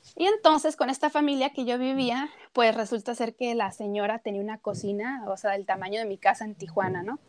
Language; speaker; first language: Spanish; native; Spanish